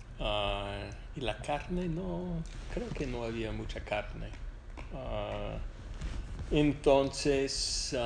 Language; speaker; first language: Spanish; non-native, fluent; English